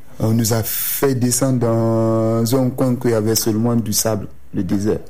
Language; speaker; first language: French; non-native, local second language; Susu